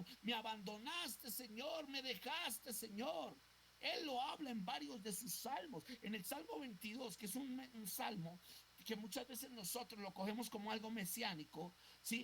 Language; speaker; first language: Spanish; native; Spanish